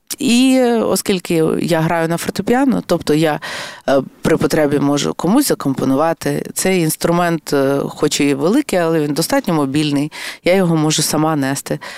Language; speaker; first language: Ukrainian; native; Ukrainian